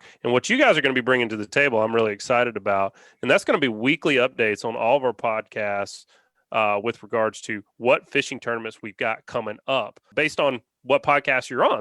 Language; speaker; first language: English; native; English